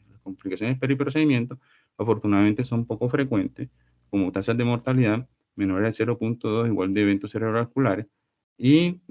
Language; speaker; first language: Spanish; native; Spanish